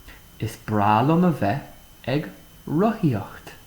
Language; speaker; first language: Irish; non-native, local second language; English